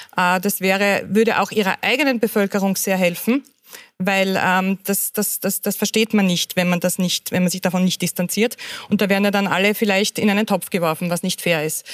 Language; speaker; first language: German; native; German